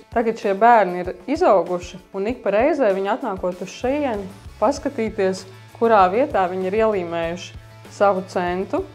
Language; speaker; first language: Latvian; native; Latvian